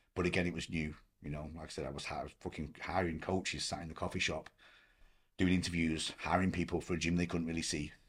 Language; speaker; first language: English; native; English